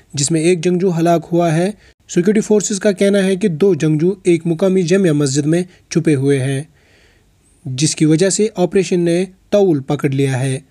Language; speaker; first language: Urdu; non-native, local second language; Kashmiri